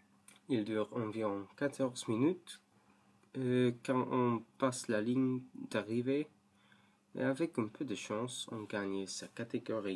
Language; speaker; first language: French; non-native, learner; English